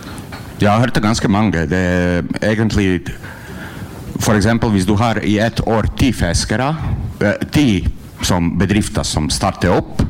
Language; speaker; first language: Norwegian; non-native, learner; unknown